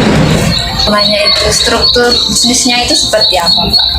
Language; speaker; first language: Indonesian; native; Indonesian